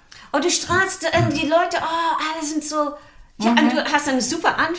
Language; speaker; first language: German; non-native, fluent; English